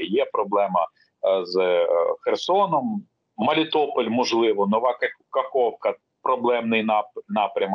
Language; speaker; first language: Ukrainian; native; Ukrainian